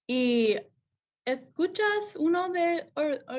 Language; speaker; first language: Spanish; non-native, learner; English